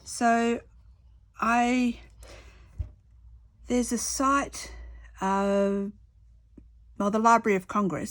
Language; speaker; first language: English; native; English